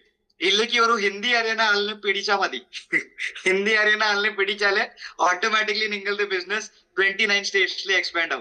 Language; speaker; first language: Malayalam; non-native, fluent; Hindi